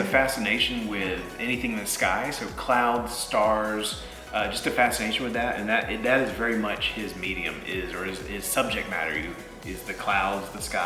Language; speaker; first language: English; native; English